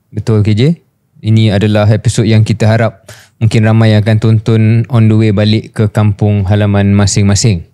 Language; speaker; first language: Malay; native; Malay